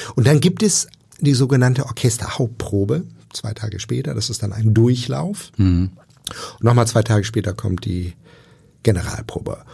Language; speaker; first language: German; native; German